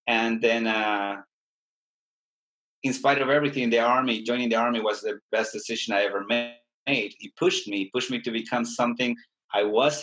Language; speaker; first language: English; non-native, fluent; Spanish